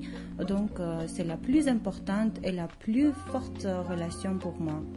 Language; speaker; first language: French; non-native, learner; Georgian